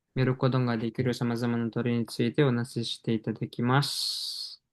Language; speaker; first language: Japanese; non-native, fluent; Indonesian